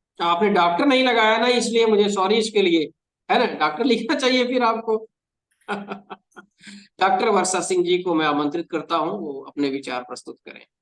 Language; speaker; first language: Hindi; native; Hindi